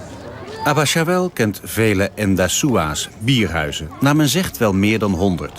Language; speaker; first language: Dutch; native; Dutch